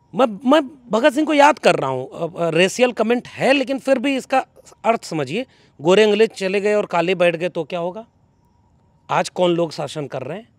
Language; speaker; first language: Hindi; native; Hindi